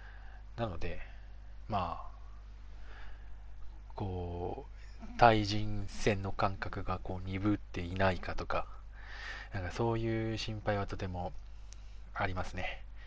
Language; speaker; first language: Japanese; native; Japanese